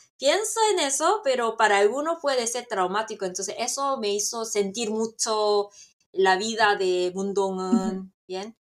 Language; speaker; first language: Spanish; non-native, fluent; Korean